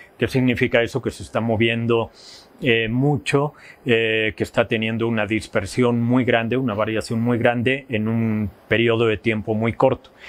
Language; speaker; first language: Spanish; native; Spanish